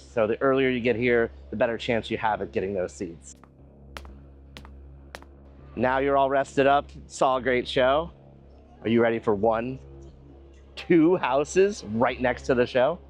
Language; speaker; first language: English; native; English